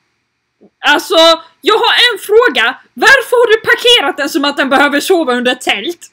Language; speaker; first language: Swedish; native; Swedish